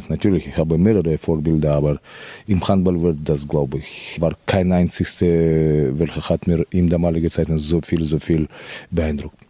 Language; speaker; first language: German; non-native, fluent; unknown